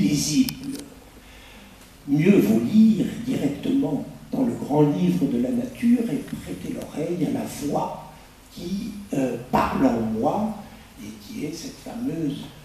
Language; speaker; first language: French; native; French